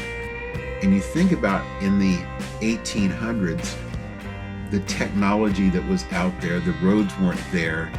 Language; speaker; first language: English; native; English